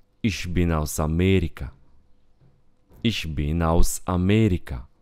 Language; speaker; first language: German; non-native, fluent; Romanian